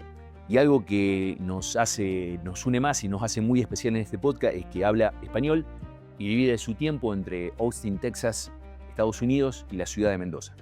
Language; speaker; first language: Spanish; native; Spanish